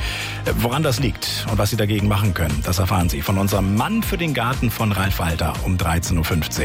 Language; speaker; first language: German; native; German